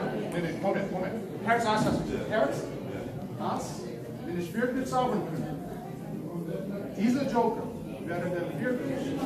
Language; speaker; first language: German; non-native, learner; Japanese